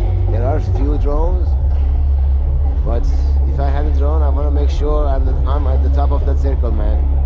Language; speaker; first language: English; non-native, fluent; Persian